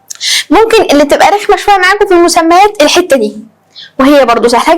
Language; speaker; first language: Arabic; native; Arabic